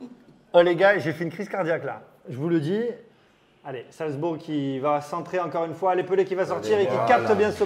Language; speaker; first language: French; native; French